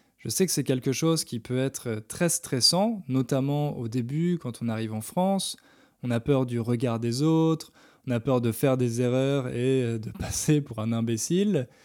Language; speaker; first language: French; native; French